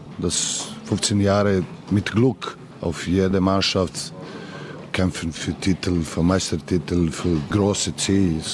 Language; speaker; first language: German; non-native, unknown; Serbian